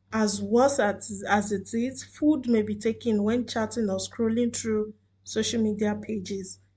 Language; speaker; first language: English; non-native, local second language; Yoruba